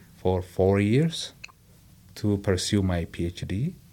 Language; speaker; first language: English; non-native, fluent; Amharic